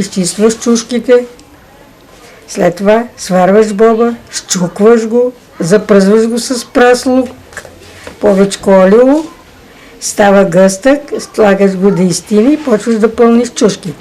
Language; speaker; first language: Bulgarian; native; Bulgarian